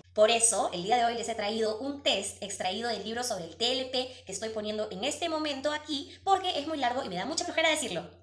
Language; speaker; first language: Spanish; native; Spanish